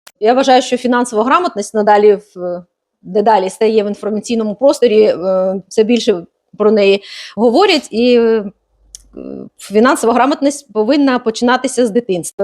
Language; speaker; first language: Ukrainian; native; Ukrainian